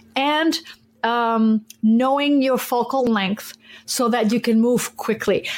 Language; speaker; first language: English; non-native, fluent; French